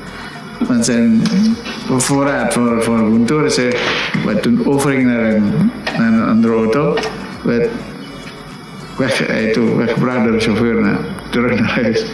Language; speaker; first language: Dutch; non-native, local second language; Minangkabau